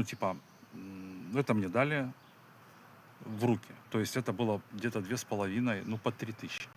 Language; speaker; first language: Russian; non-native, local second language; Belarusian